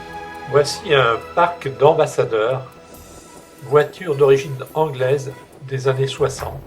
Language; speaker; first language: French; native; French